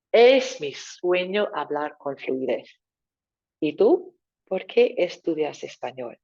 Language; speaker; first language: Spanish; non-native, fluent; English